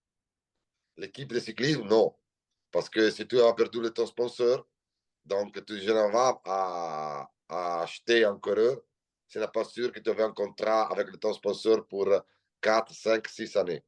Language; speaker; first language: French; non-native, learner; Italian